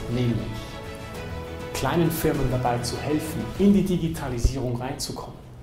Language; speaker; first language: German; native; German